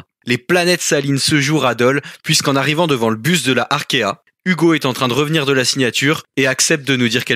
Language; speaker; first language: French; native; French